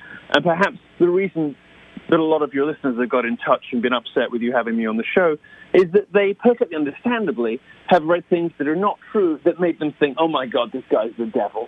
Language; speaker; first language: English; native; English